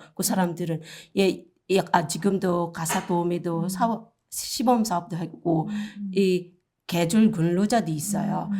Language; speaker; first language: Korean; non-native, learner; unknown